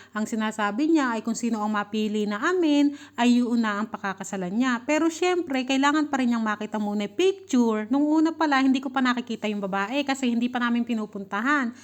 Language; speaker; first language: Filipino; native; Filipino